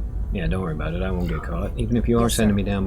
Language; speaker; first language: English; native; English